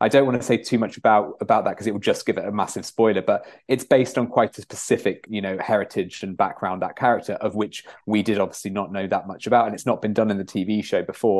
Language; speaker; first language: English; native; English